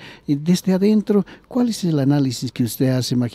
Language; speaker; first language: Spanish; native; Spanish